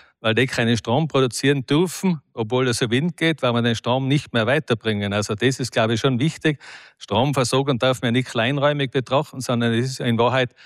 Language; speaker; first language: German; native; German